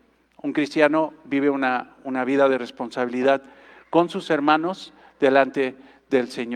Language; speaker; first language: Spanish; native; Spanish